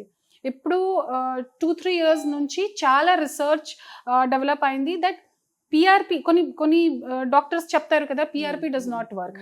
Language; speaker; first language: Telugu; non-native, fluent; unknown